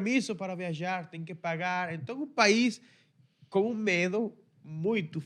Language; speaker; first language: Portuguese; non-native, fluent; Spanish